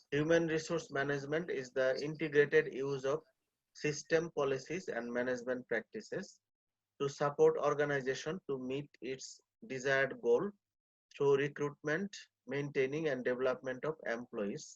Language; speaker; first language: English; non-native, local second language; Bangla